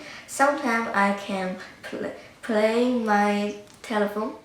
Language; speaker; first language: English; non-native, learner; Chinese